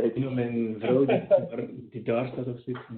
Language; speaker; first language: Dutch; native; Dutch